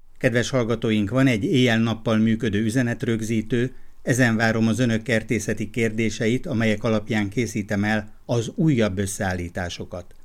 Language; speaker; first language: Hungarian; native; Hungarian